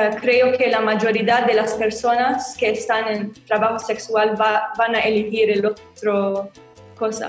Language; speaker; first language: Spanish; non-native, learner; Arabic